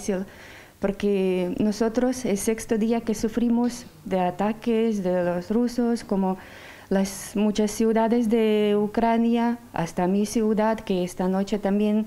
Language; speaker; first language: Spanish; non-native, fluent; Ukrainian